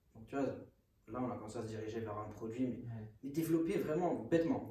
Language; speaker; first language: French; native; French